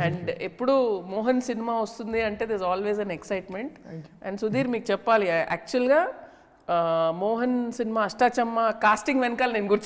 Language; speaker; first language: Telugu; native; Telugu